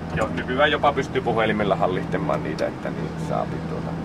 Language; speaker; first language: Finnish; native; Finnish